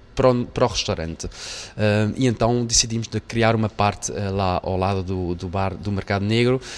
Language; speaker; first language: Portuguese; non-native, fluent; Dutch